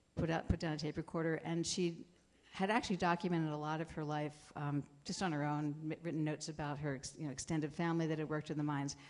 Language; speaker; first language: English; native; English